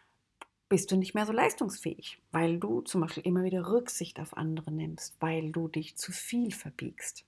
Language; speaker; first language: German; native; German